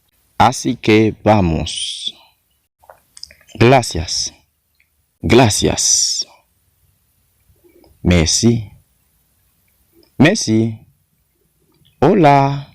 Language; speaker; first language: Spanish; non-native, learner; Haitian Creole